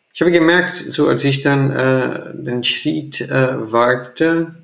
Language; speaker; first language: German; non-native, fluent; Portuguese